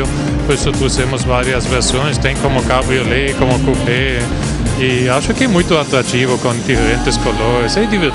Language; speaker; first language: Portuguese; non-native, fluent; Spanish